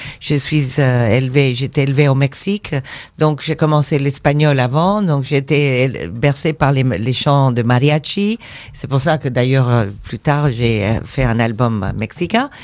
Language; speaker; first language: French; non-native, fluent; English